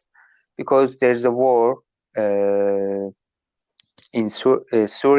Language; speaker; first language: English; non-native, learner; Turkish